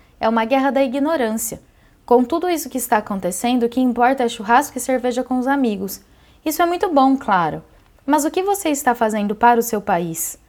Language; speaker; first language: Portuguese; native; Portuguese